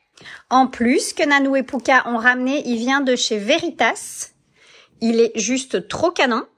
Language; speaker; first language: French; native; French